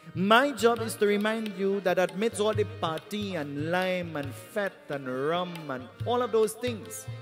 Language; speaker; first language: English; native; English